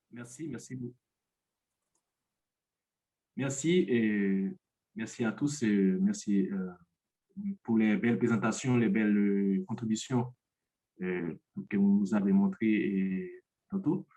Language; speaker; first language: French; non-native, local second language; Haitian Creole